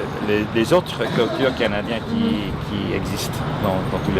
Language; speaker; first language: French; non-native, local second language; English